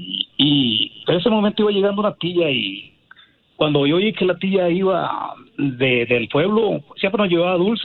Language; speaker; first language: Spanish; native; Spanish